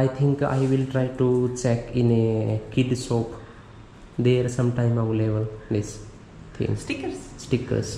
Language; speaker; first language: English; non-native, learner; Hindi